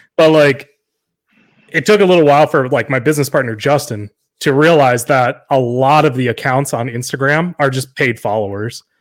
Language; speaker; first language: English; native; English